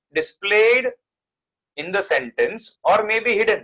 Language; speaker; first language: English; non-native, local second language; Gujarati